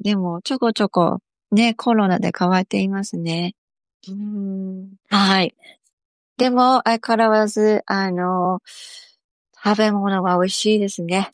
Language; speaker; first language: Japanese; native; Japanese